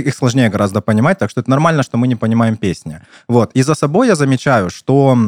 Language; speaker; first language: Russian; native; Russian